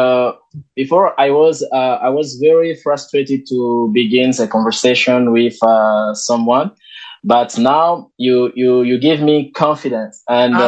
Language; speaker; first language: English; non-native, learner; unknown